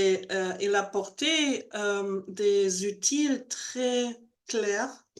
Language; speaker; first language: French; non-native, learner; Spanish